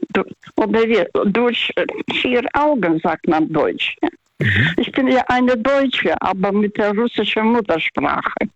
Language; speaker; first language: German; non-native, fluent; Russian